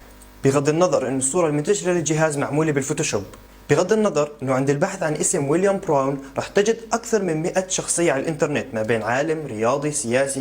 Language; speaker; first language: Arabic; native; Arabic